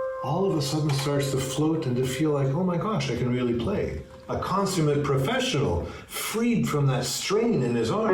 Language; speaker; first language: English; native; English